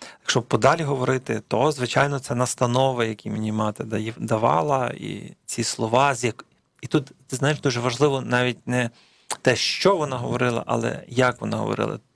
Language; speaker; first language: Ukrainian; native; Ukrainian